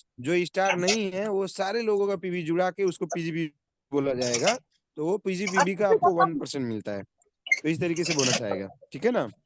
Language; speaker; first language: Hindi; native; Hindi